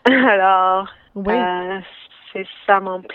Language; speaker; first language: French; non-native, local second language; English